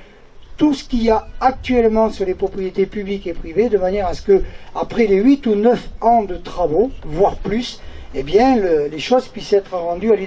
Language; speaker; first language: French; native; French